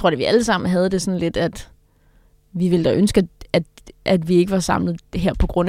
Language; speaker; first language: Danish; native; Danish